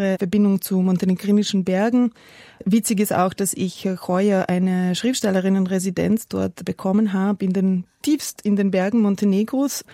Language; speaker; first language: German; non-native, fluent; Serbian